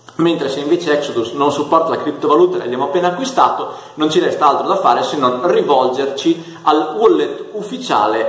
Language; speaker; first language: Italian; native; Italian